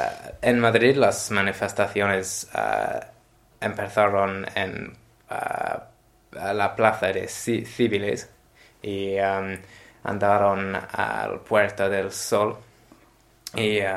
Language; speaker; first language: Spanish; non-native, learner; English